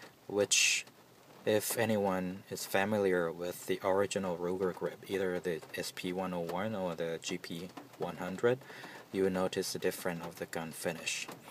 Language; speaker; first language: English; non-native, fluent; Thai